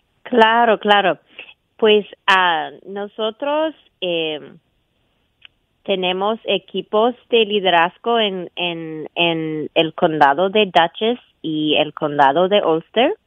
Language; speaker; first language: Spanish; non-native, fluent; English